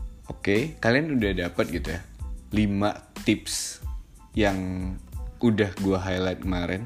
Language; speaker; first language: Indonesian; native; Indonesian